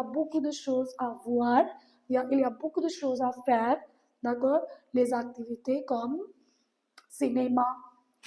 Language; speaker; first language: French; non-native, learner; Hindi